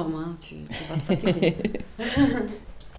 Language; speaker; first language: French; non-native, fluent; Bosnian